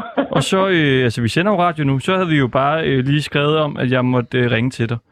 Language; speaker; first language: Danish; non-native, local second language; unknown